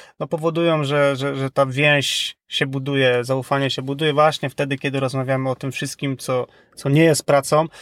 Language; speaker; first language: Polish; native; Polish